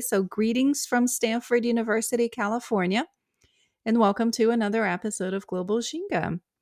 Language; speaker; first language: English; non-native, fluent; Portuguese